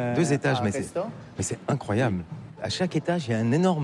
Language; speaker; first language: French; native; French